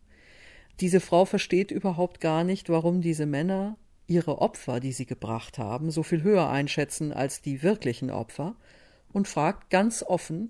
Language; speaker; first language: German; native; German